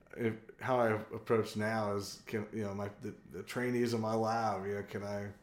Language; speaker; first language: English; native; English